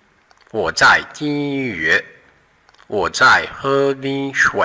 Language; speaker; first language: Chinese; non-native, fluent; Portuguese